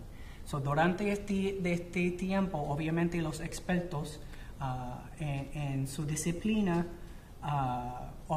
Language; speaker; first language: Spanish; non-native, fluent; English